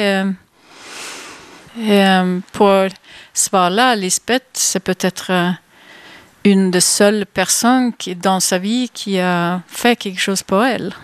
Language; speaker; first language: French; non-native, fluent; Swedish